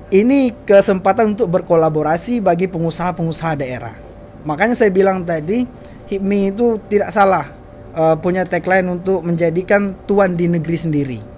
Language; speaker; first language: Indonesian; native; Indonesian